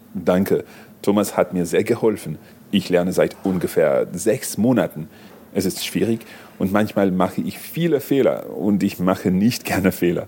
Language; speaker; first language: German; non-native, learner; English